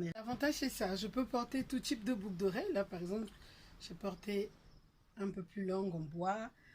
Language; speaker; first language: French; non-native, local second language; Lingala